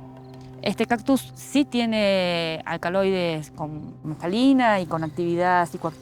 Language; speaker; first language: Spanish; native; Spanish